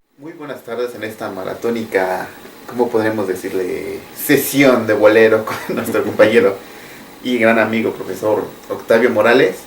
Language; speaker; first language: Spanish; native; Spanish